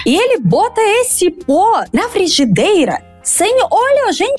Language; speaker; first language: Portuguese; non-native, fluent; Russian